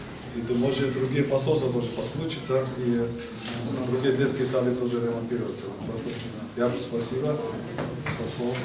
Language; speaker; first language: Russian; non-native, local second language; Georgian